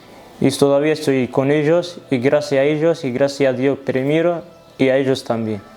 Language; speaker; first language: Spanish; non-native, learner; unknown